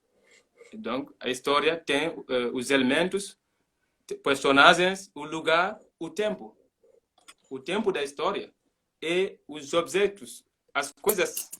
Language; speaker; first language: Portuguese; non-native, learner; Mandingo